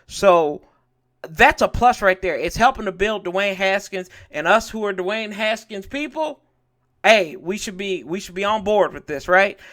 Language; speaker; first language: English; native; English